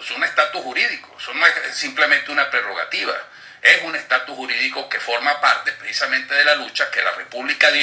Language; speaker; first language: Spanish; native; Spanish